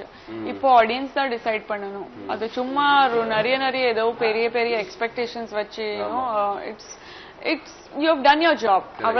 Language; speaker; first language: Tamil; non-native, fluent; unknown